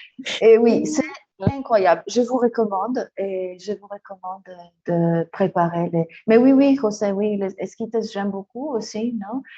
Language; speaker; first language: French; non-native, fluent; Spanish